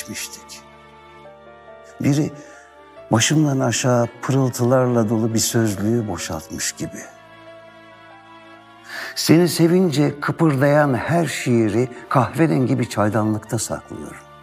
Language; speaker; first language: Turkish; native; Turkish